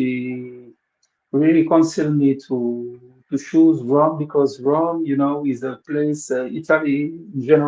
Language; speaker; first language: English; non-native, local second language; Wolof